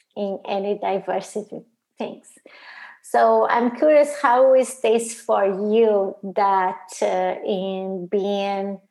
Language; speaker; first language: English; non-native, fluent; Portuguese